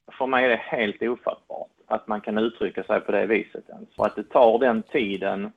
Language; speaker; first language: Swedish; native; Swedish